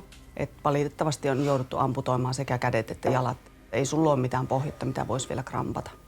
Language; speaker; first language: Finnish; native; Finnish